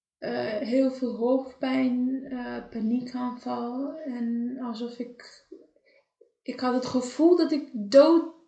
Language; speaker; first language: Dutch; non-native, fluent; Kabuverdianu